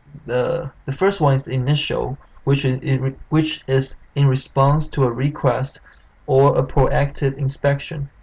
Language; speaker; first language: English; non-native, fluent; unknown